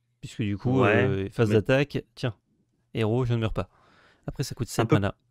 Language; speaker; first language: French; native; French